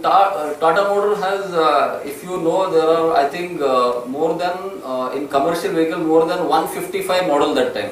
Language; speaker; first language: English; non-native, local second language; Marathi